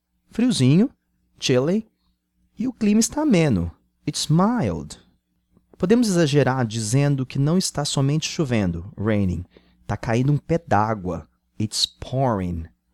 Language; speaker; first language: Portuguese; native; Portuguese